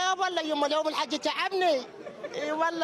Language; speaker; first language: Arabic; native; Arabic